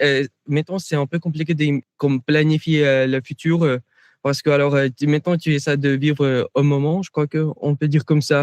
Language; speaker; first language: French; non-native, fluent; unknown